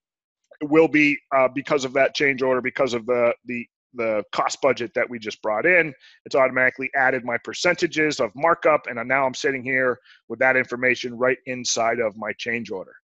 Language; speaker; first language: English; native; English